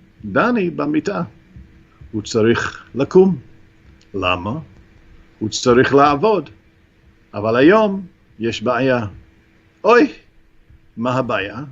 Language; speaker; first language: Hebrew; non-native, fluent; English